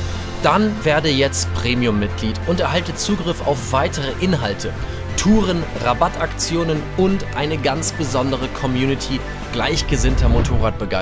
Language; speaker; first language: German; native; German